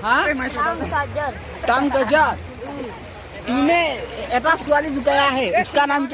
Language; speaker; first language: Hindi; non-native, local second language; Assamese